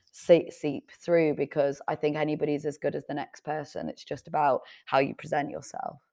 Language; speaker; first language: English; native; English